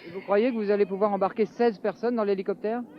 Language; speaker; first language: French; native; French